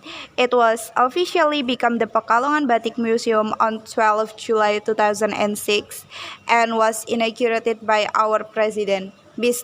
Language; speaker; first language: English; non-native, learner; Indonesian